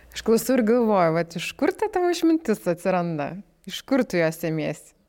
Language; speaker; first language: Lithuanian; native; Lithuanian